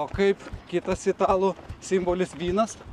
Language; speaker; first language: Lithuanian; native; Lithuanian